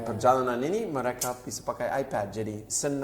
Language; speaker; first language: Indonesian; non-native, fluent; English